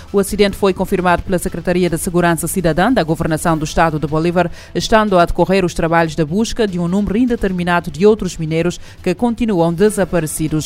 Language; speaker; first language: Portuguese; non-native, local second language; Kabuverdianu